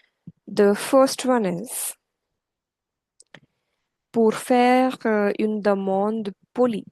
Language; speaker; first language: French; non-native, fluent; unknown